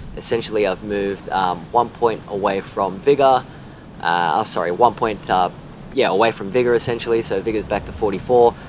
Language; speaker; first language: English; native; English